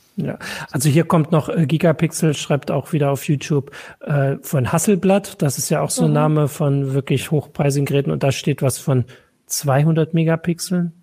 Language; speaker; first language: German; native; German